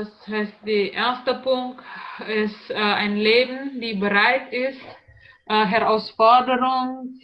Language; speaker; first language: German; non-native, learner; Indonesian